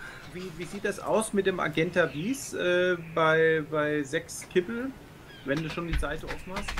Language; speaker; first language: German; native; German